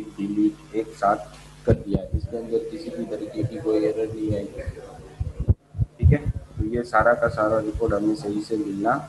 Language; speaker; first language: Hindi; non-native, local second language; Gujarati